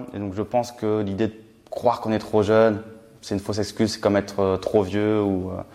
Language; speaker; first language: French; native; French